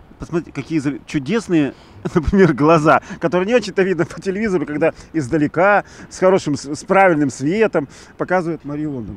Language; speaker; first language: Russian; native; Russian